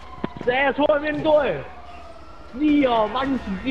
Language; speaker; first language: Chinese; native; Chinese